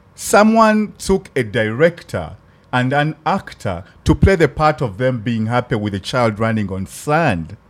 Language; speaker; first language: English; non-native, local second language; Ganda